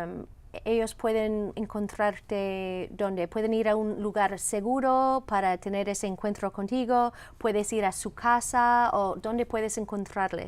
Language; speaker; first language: Spanish; non-native, fluent; English